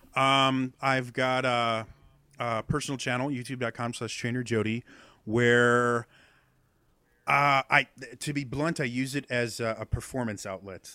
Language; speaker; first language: English; native; English